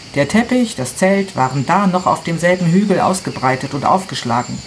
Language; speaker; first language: German; non-native, fluent; Italian